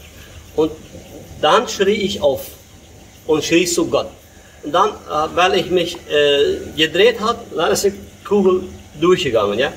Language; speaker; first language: German; early bilingual, heritage; Low German